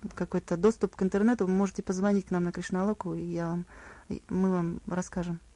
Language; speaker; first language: Russian; native; Russian